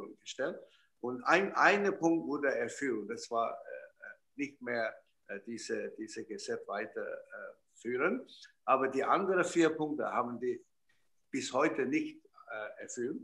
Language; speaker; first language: German; non-native, fluent; Chinese